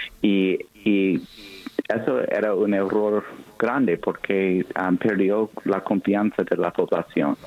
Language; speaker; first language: Spanish; non-native, fluent; English